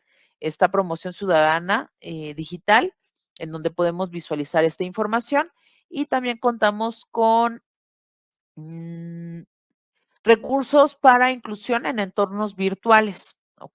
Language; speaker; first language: Spanish; native; Spanish